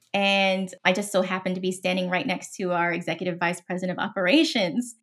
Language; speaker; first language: English; native; English